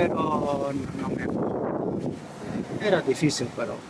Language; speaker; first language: Spanish; non-native, learner; English